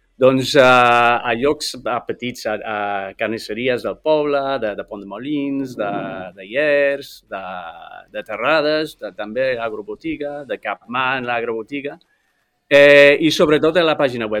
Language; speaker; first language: Catalan; non-native, fluent; English